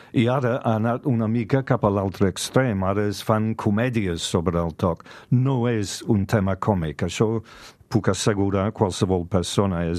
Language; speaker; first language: Catalan; non-native, fluent; English